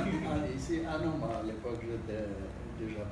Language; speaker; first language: French; non-native, local second language; Haitian Creole